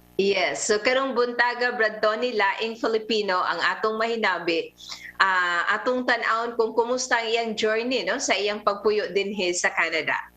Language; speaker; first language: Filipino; non-native, local second language; Cebuano